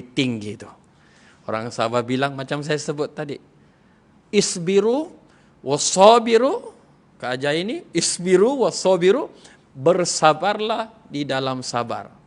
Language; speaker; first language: Malay; non-native, local second language; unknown